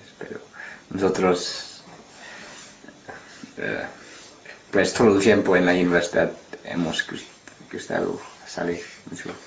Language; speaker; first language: Spanish; non-native, learner; English